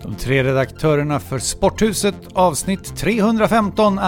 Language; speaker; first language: Swedish; native; Swedish